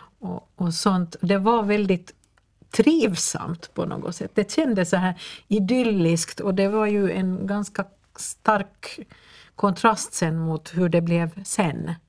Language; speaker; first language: Swedish; native; Swedish